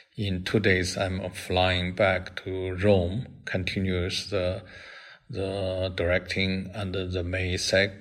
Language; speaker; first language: English; non-native, fluent; Chinese